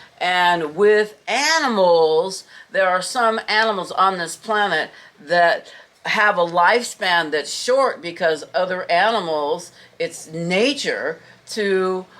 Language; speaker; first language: English; native; English